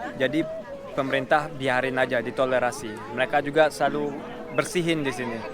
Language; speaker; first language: Indonesian; early bilingual, heritage; Indonesian